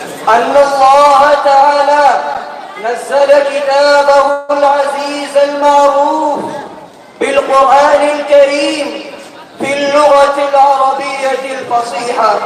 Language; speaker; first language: Arabic; non-native, learner; Urdu